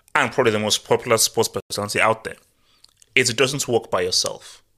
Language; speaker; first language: English; non-native, local second language; Yoruba